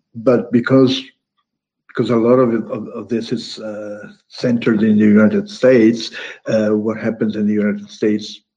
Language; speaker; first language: English; non-native, fluent; Italian